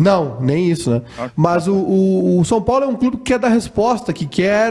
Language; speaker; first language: Portuguese; native; Portuguese